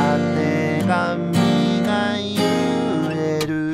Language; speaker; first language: Japanese; native; Japanese